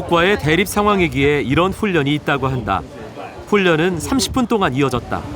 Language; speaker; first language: Korean; native; Korean